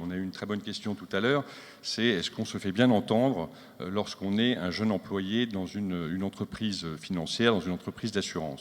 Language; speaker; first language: French; native; French